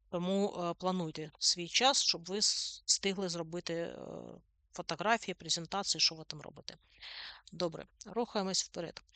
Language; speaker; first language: Ukrainian; non-native, local second language; Russian